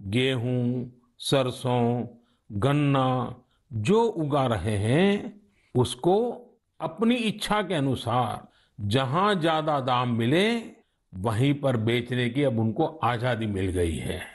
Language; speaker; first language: Hindi; native; Hindi